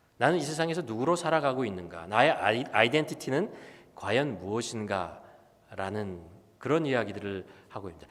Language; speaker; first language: Korean; native; Korean